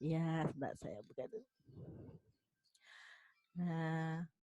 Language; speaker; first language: Indonesian; native; Indonesian